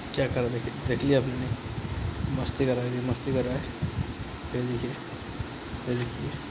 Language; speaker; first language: Hindi; non-native, local second language; Bangla